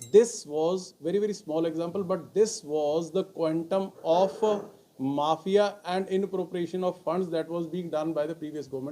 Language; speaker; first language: English; non-native, local second language; Punjabi